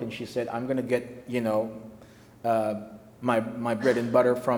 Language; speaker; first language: English; non-native, local second language; Filipino